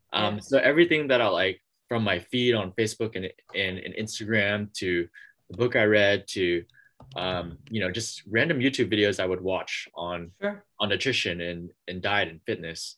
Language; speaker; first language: English; native; English